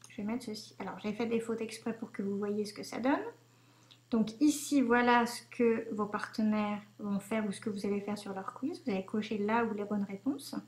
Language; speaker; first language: French; native; French